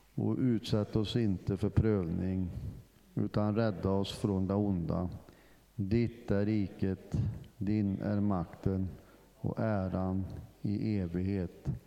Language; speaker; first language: Swedish; non-native, fluent; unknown